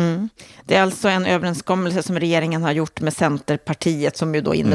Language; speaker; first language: Swedish; native; Swedish